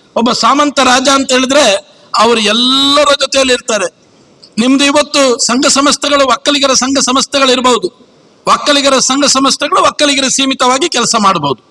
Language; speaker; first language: Kannada; native; Kannada